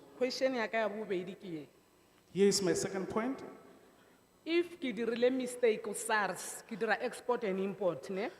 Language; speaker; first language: English; non-native, local second language; Northern Sotho